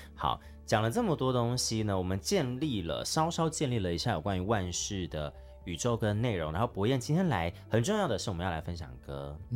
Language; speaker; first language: Chinese; native; Chinese